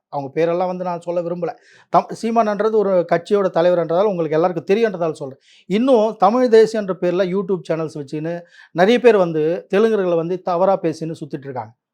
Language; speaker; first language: Tamil; non-native, local second language; Telugu